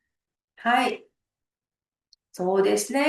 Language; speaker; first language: Japanese; non-native, fluent; Uzbek